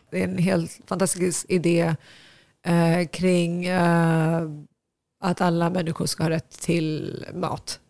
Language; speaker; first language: Swedish; early bilingual, other home language; Tigrinya